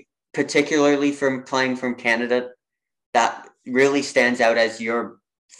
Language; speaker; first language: English; native; English